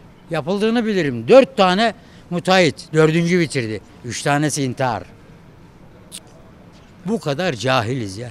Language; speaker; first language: Turkish; native; Turkish